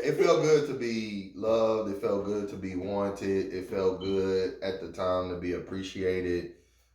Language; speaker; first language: English; native; English